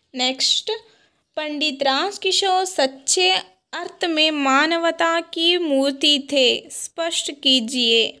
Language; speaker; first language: Hindi; non-native, local second language; Kannada